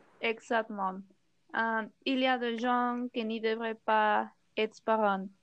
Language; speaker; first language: French; non-native, learner; Spanish